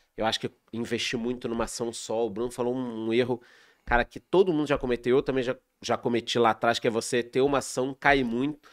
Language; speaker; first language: Portuguese; native; Portuguese